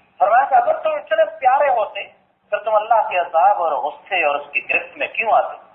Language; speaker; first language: Urdu; non-native, local second language; Punjabi